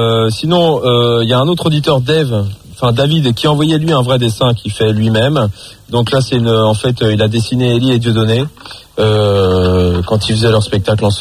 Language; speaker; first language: French; native; French